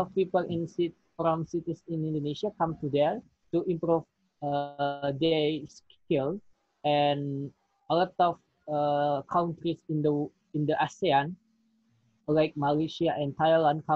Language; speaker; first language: English; non-native, learner; Indonesian